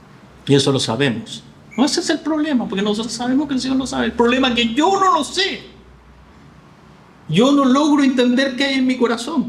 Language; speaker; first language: Spanish; native; Spanish